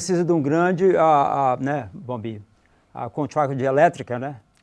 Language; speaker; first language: Portuguese; native; Portuguese